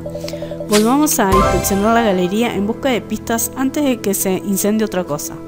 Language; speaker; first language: Spanish; native; Spanish